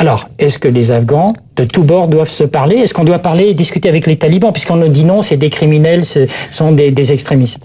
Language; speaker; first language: French; native; French